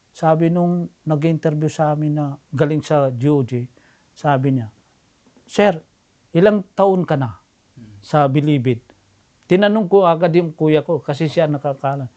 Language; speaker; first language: Filipino; non-native, local second language; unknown